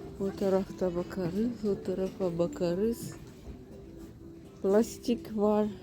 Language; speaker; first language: Turkish; non-native, learner; Russian